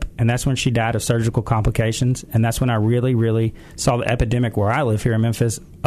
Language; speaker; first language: English; native; English